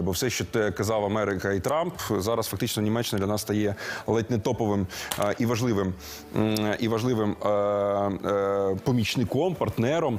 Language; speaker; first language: Ukrainian; native; Ukrainian